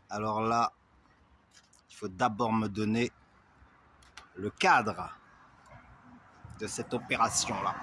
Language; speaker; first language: French; native; French